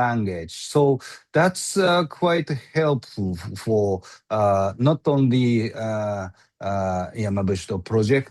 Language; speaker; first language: English; non-native, learner; Japanese